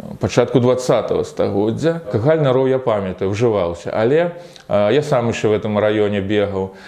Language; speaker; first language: Belarusian; non-native, local second language; Russian